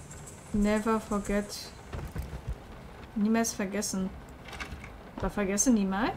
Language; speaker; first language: German; native; German